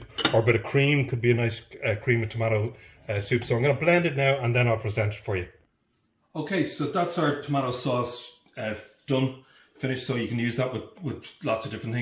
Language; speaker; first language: English; native; English